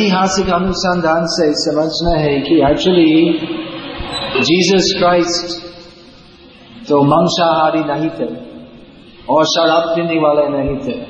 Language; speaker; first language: Hindi; non-native, learner; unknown